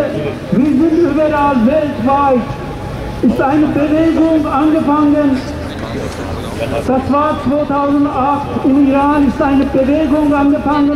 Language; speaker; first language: German; non-native, learner; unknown